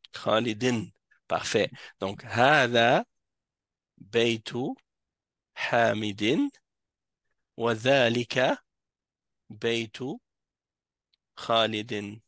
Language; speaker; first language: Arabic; non-native, fluent; French